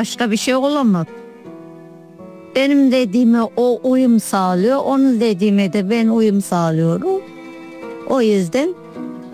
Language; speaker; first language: Turkish; native; Turkish